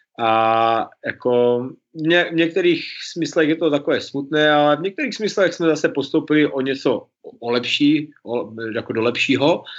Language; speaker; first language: Czech; early bilingual, heritage; Czech